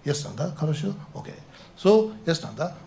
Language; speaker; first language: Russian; non-native, learner; Tibetan